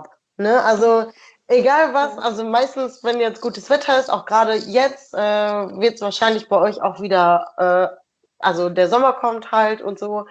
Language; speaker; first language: German; native; German